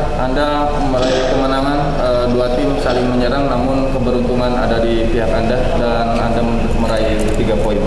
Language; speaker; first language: Indonesian; native; Indonesian